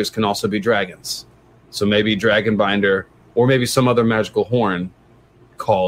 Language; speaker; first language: English; native; English